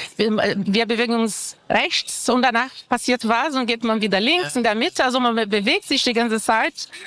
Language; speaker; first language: German; non-native, fluent; Portuguese